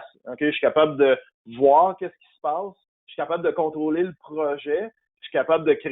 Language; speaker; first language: French; native; French